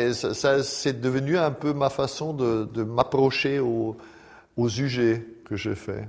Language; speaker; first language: French; non-native, fluent; German